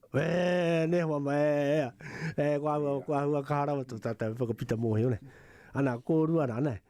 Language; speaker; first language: Māori; native; Māori